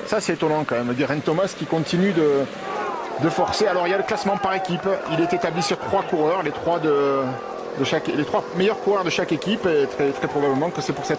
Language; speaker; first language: French; native; French